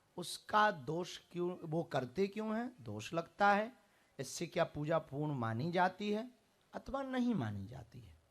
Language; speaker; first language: Hindi; native; Hindi